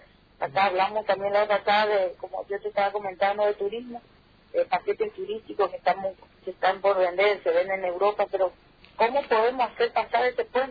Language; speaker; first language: Spanish; native; Spanish